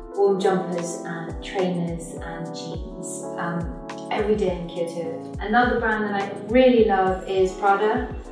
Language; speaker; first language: English; native; English